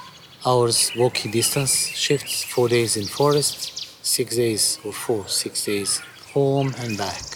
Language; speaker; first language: English; non-native, fluent; Croatian